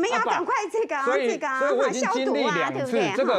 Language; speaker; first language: Chinese; native; Chinese